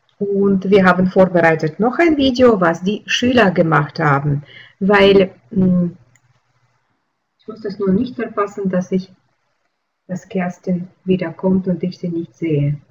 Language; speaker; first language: German; non-native, fluent; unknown